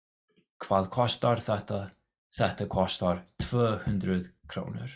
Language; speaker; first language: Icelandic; non-native, learner; English